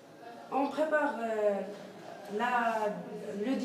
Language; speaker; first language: French; non-native, learner; Arabic